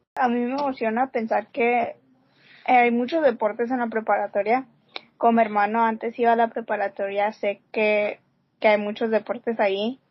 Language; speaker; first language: Spanish; early bilingual, heritage; Spanish